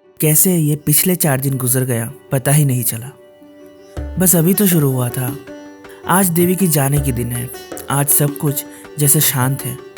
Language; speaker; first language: Hindi; non-native, local second language; Bangla